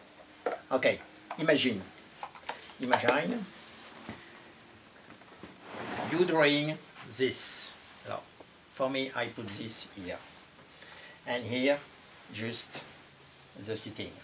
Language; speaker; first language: English; non-native, learner; French